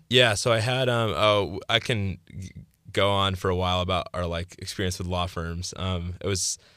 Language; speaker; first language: English; early bilingual, other home language; Greek